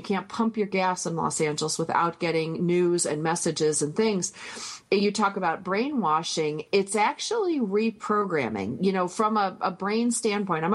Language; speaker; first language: English; native; English